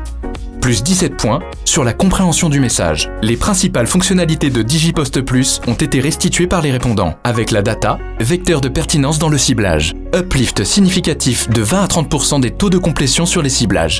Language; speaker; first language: French; native; French